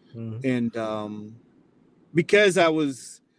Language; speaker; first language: English; native; English